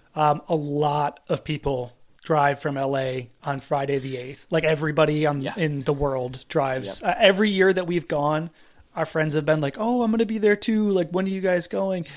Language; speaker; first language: English; native; English